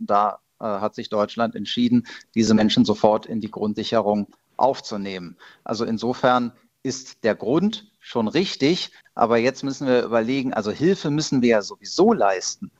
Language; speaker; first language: German; native; German